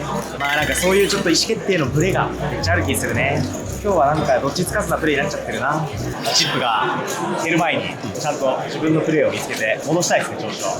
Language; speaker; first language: Japanese; native; Japanese